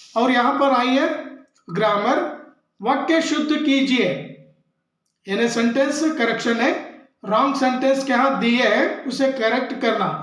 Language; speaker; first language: Hindi; non-native, local second language; Kannada